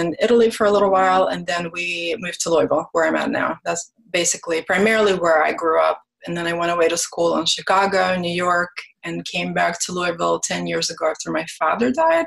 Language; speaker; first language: English; early bilingual, other home language; Ukrainian